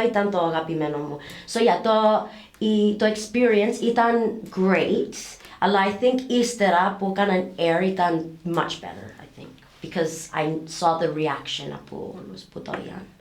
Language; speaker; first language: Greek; early bilingual, heritage; English